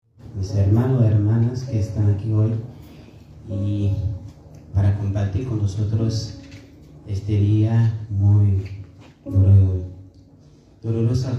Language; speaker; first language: Spanish; non-native, learner; Haitian Creole